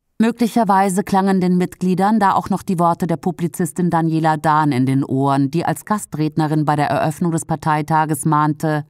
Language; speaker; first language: German; native; German